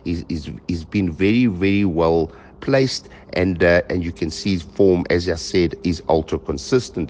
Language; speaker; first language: English; native; English